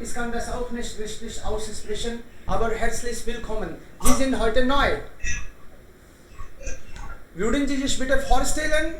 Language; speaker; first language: German; non-native, fluent; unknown